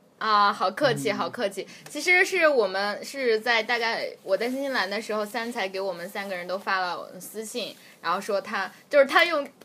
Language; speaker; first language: Chinese; native; Chinese